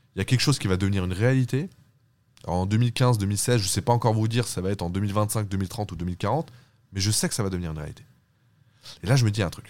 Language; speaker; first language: French; early bilingual, other home language; Turkish